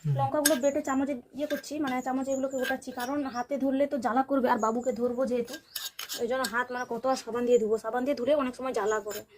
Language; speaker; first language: Bangla; non-native, local second language; Santali